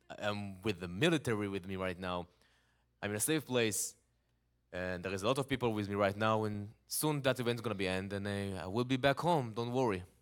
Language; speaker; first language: English; non-native, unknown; Hebrew